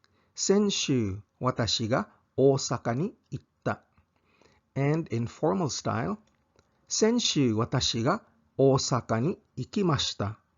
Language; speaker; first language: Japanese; non-native, fluent; English